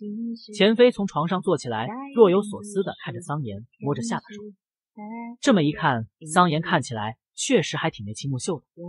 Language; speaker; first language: Chinese; native; Chinese